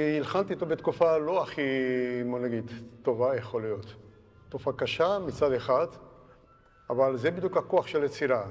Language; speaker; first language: Hebrew; non-native, fluent; Georgian